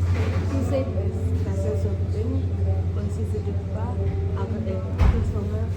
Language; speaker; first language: English; non-native, learner; Tibetan